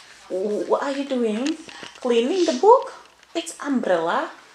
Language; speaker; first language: English; non-native, fluent; Indonesian